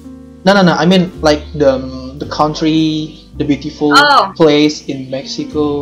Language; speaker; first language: English; non-native, learner; Indonesian